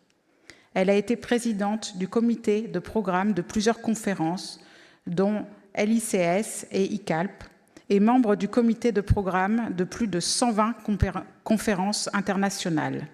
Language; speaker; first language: French; native; French